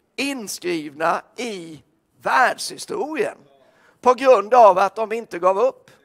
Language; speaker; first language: Swedish; native; Swedish